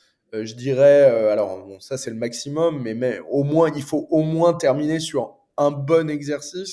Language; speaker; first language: French; native; French